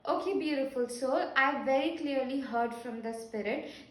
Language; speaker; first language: English; non-native, local second language; Hindi